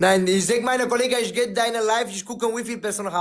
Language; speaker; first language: German; non-native, learner; Romanian